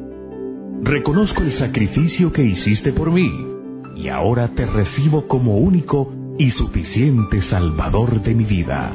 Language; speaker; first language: Spanish; native; Spanish